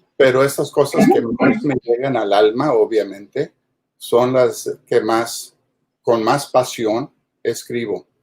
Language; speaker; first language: Spanish; early bilingual, heritage; Spanish